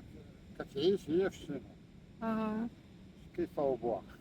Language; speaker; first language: Arabic; native; Arabic